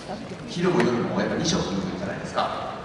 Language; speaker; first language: Japanese; native; Japanese